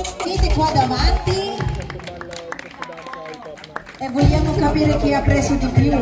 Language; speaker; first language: Italian; non-native, learner; Filipino